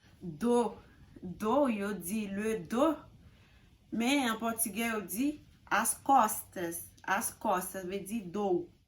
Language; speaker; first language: French; non-native, local second language; Haitian Creole